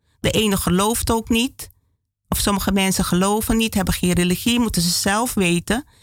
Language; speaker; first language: Dutch; native; Dutch